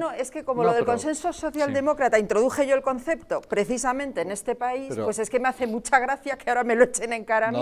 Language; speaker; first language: Spanish; native; Spanish